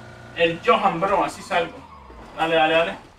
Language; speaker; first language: Spanish; native; Spanish